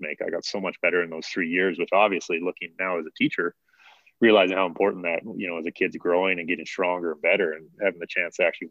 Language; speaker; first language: English; native; English